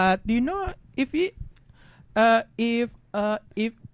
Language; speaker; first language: English; non-native, learner; Indonesian